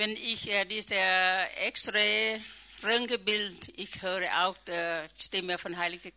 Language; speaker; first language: German; non-native, learner; Thai